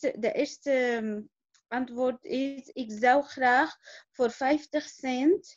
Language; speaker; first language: Dutch; non-native, learner; Arabic